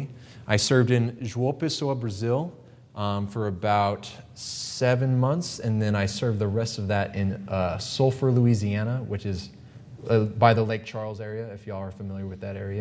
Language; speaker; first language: English; native; English